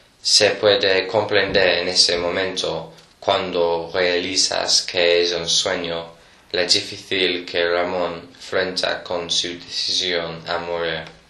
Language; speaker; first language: Spanish; non-native, learner; English